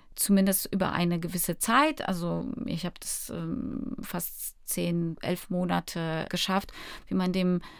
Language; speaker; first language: German; early bilingual, other home language; Polish